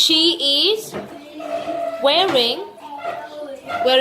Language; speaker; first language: English; non-native, fluent; Vietnamese